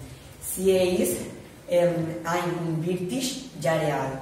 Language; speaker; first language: German; non-native, learner; Catalan